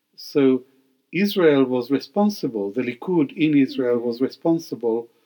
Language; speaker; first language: English; non-native, fluent; Hebrew